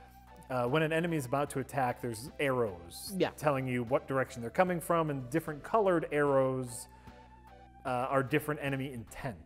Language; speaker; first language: English; native; English